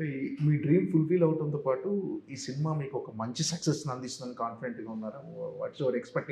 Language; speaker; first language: Telugu; native; Telugu